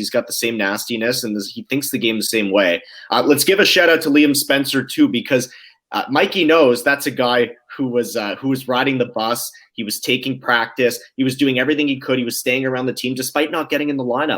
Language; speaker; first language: English; native; English